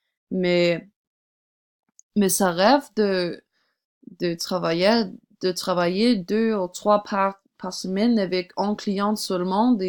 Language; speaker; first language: French; non-native, learner; English